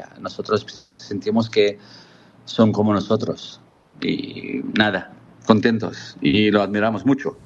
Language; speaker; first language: Spanish; non-native, fluent; Arabic